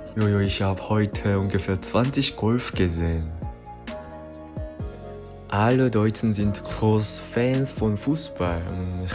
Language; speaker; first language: German; non-native, fluent; Korean